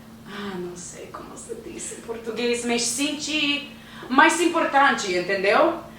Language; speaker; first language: Portuguese; non-native, learner; English